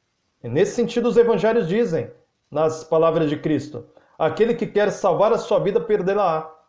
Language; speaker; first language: Portuguese; native; Portuguese